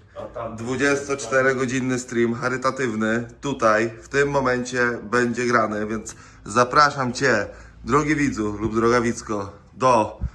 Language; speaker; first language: Polish; native; Polish